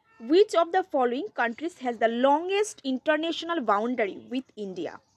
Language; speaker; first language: English; non-native, local second language; Bangla